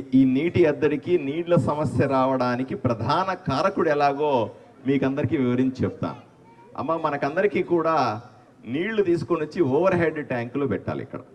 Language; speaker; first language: Telugu; native; Telugu